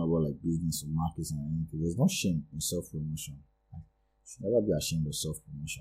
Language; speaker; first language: English; non-native, local second language; Yoruba